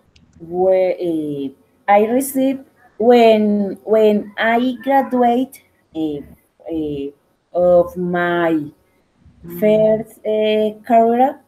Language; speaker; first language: English; non-native, learner; Spanish